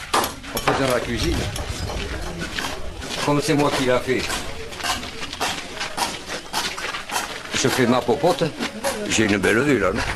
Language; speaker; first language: French; native; French